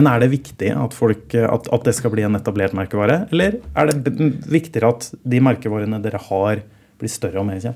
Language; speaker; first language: Norwegian; native; Norwegian